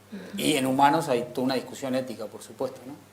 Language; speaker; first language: Spanish; native; Spanish